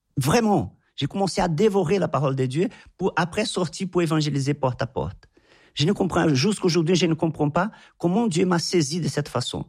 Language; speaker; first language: French; non-native, fluent; Portuguese